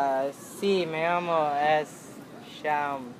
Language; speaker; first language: Spanish; non-native, learner; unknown